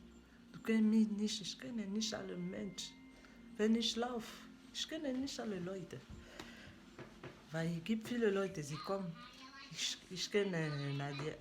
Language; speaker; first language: German; non-native, learner; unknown